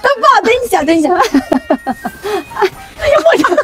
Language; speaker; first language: Chinese; non-native, learner; Ukrainian